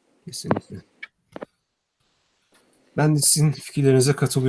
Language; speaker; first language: Turkish; native; Turkish